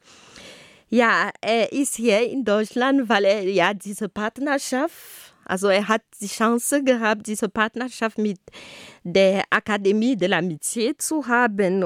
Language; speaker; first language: German; non-native, fluent; Ghomala